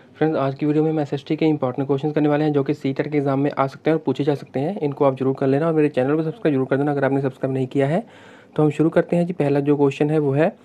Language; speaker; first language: Hindi; non-native, local second language; Punjabi